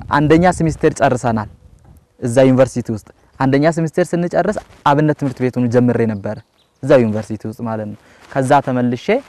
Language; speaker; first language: Amharic; native; Amharic